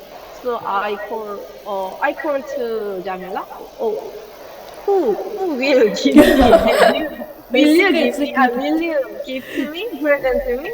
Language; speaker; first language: English; non-native, learner; Korean